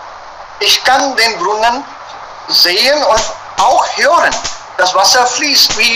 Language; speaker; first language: German; non-native, fluent; Hindi